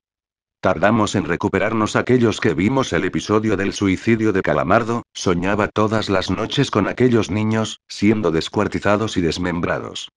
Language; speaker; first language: Spanish; native; Spanish